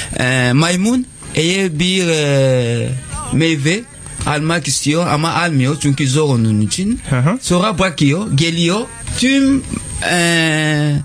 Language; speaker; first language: Turkish; non-native, learner; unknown